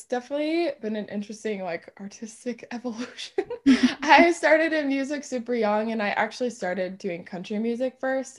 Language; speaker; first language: English; native; English